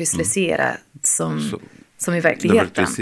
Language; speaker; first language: Swedish; non-native, fluent; English